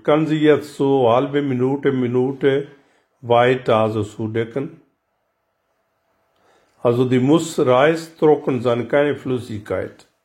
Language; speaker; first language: German; non-native, learner; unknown